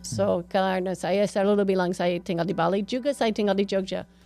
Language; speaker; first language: Indonesian; non-native, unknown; English